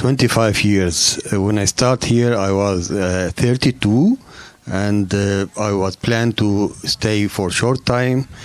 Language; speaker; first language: English; non-native, learner; Arabic